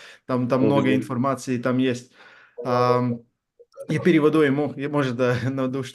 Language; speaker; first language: Russian; non-native, learner; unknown